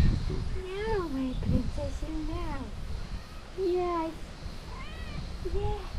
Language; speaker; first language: English; non-native, learner; Turkish